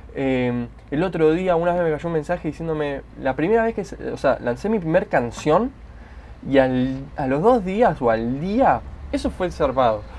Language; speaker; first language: Spanish; native; Spanish